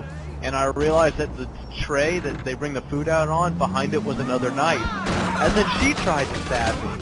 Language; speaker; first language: English; native; English